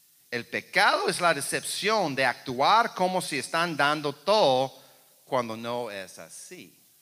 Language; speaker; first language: Spanish; non-native, fluent; English